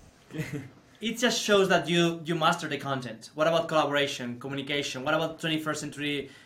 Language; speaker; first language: English; non-native, fluent; Spanish